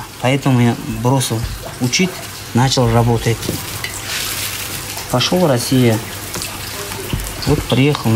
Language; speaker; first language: Russian; non-native, fluent; Uzbek